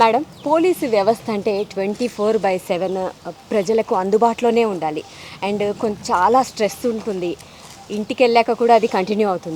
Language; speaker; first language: Telugu; native; Telugu